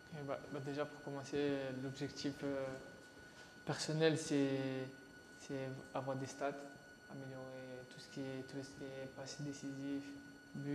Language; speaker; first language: French; early bilingual, other home language; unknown